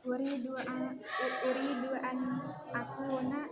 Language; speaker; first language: Arabic; non-native, learner; Indonesian